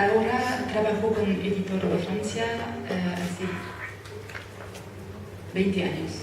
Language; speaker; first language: Spanish; non-native, learner; French